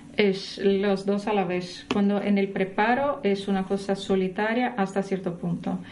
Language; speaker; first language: Spanish; non-native, fluent; Portuguese